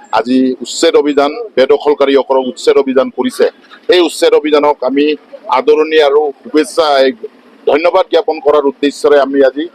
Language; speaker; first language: Assamese; non-native, local second language; Mising